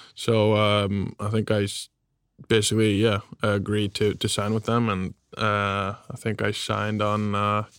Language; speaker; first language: English; non-native, fluent; German